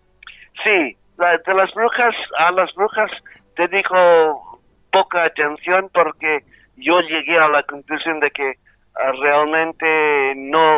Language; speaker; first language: Spanish; non-native, fluent; English